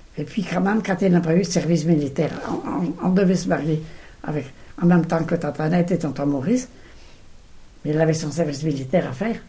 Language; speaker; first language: French; non-native, local second language; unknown